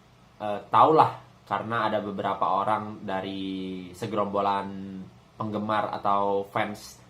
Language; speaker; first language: Indonesian; native; Indonesian